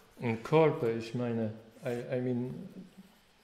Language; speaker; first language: German; non-native, fluent; Polish